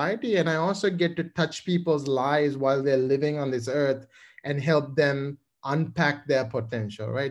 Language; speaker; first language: English; non-native, local second language; Sinhala